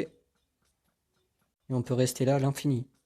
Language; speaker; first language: French; native; French